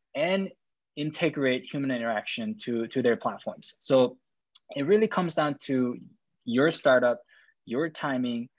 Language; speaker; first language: English; non-native, fluent; Korean